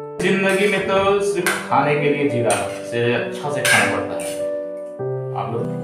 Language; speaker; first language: Hindi; non-native, local second language; Karbi